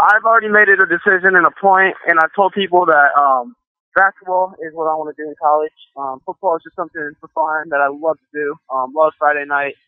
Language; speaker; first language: English; native; English